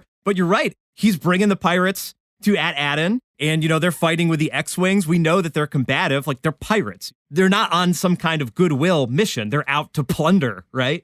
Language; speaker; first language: English; native; English